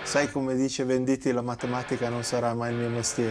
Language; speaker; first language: Italian; native; Italian